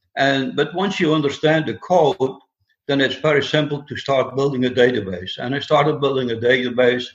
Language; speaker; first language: English; non-native, fluent; Dutch